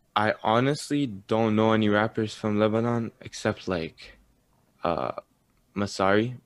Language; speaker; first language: English; early bilingual, other home language; Arabic